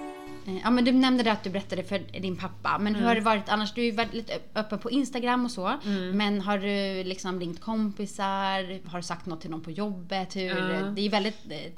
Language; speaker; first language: Swedish; native; Swedish